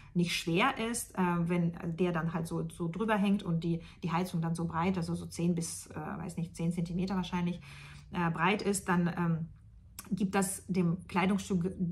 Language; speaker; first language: German; non-native, fluent; Russian